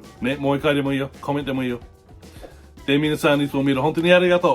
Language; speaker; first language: Japanese; non-native, fluent; English